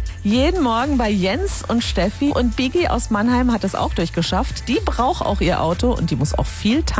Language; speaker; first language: German; native; German